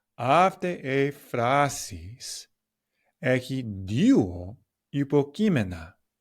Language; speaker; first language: Greek; non-native, learner; English